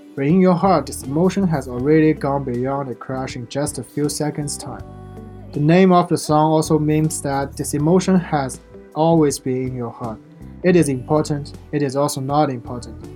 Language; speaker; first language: English; non-native, fluent; Chinese